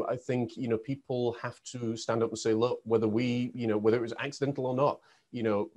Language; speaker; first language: English; native; English